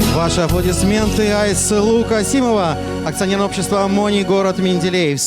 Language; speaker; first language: Russian; native; Russian